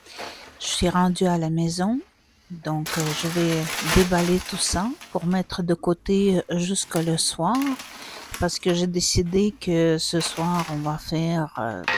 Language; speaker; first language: French; non-native, fluent; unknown